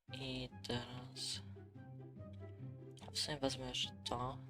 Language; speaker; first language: Polish; native; Polish